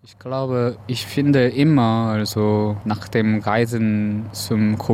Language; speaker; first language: German; non-native, learner; Korean